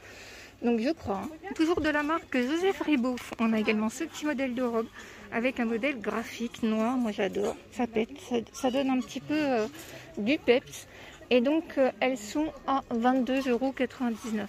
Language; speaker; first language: French; native; French